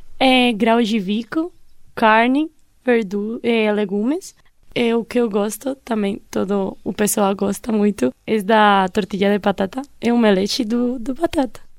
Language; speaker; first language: Portuguese; non-native, fluent; Spanish